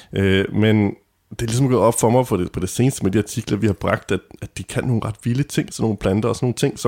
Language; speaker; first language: Danish; native; Danish